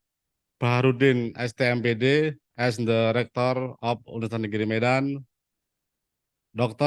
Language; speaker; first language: English; non-native, learner; Indonesian